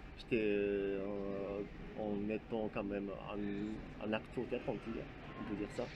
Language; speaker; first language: French; non-native, fluent; Japanese